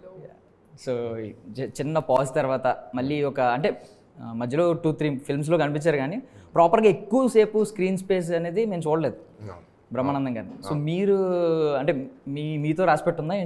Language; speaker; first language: Telugu; native; Telugu